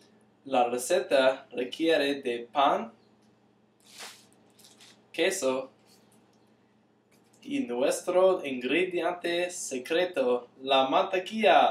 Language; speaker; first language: Spanish; non-native, learner; English